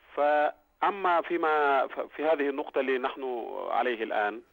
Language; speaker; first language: Arabic; non-native, fluent; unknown